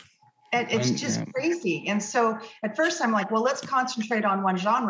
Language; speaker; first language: English; native; English